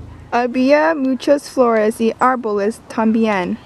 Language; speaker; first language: Spanish; non-native, learner; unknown